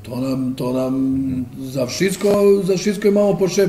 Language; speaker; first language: Polish; non-native, learner; Serbian